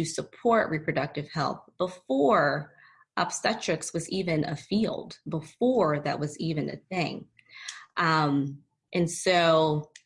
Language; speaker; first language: English; native; English